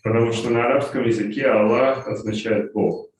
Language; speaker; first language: Russian; native; Russian